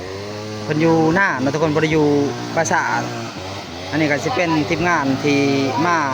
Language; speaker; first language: Thai; non-native, local second language; Lao